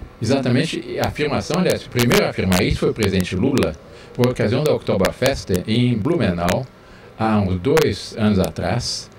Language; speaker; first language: Portuguese; early bilingual, other home language; French